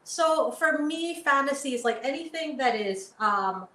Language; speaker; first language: English; early bilingual, other home language; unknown